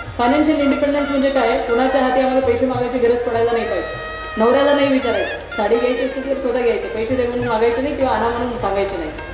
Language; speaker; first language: Marathi; non-native, fluent; Kannada